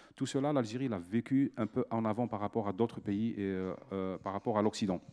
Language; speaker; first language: French; non-native, local second language; Arabic